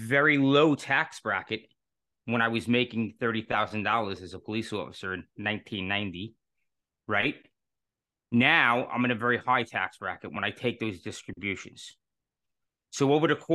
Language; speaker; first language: English; native; English